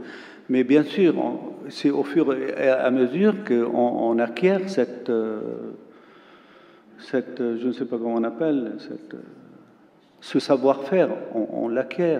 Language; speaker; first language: French; non-native, local second language; Arabic